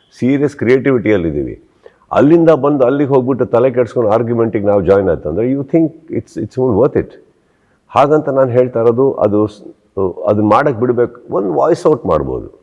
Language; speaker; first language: Kannada; native; Kannada